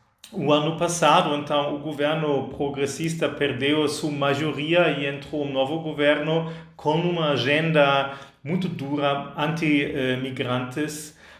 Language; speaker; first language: Portuguese; non-native, fluent; German